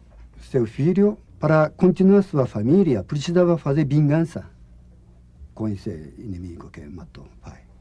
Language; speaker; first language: Portuguese; non-native, learner; Japanese